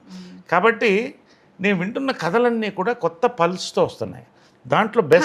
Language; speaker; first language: Telugu; native; Telugu